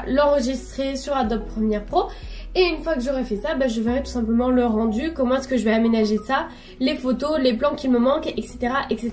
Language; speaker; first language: French; native; French